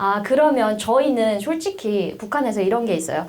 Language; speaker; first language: Korean; native; Korean